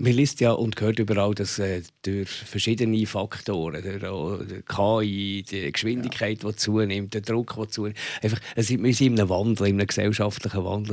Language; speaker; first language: German; native; German